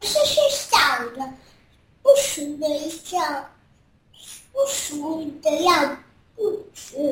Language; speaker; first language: Chinese; early bilingual, heritage; Chinese